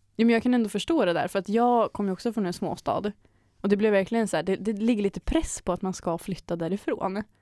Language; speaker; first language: Swedish; native; Swedish